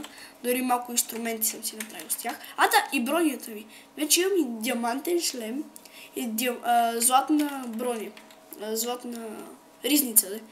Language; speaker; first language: Bulgarian; native; Bulgarian